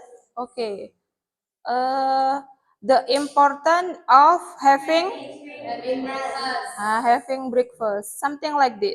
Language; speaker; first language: English; non-native, learner; Indonesian